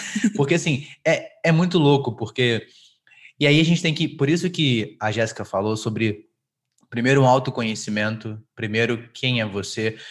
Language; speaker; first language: Portuguese; native; Portuguese